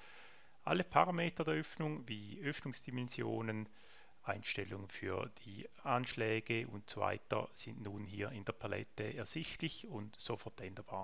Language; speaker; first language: German; native; German